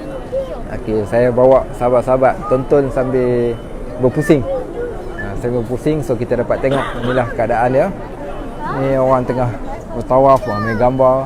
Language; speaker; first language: Malay; native; Malay